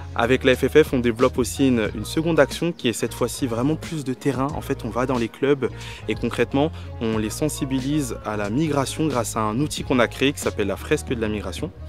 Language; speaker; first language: French; native; French